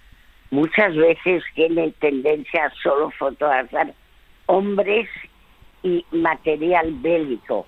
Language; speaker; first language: Spanish; early bilingual, other home language; French